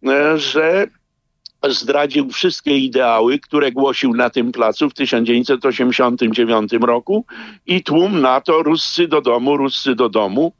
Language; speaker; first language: Polish; native; Polish